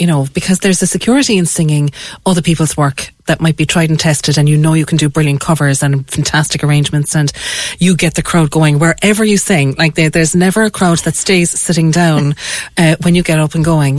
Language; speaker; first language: English; native; English